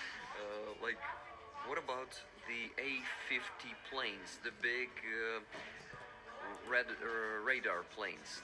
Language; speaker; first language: English; non-native, fluent; Ukrainian